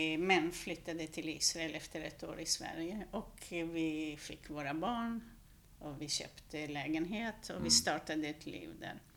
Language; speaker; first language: Swedish; non-native, fluent; Hungarian